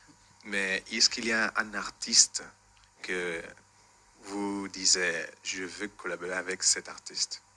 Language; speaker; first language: French; non-native, fluent; Spanish